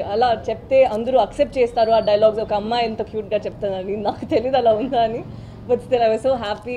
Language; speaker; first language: Telugu; non-native, learner; Tamil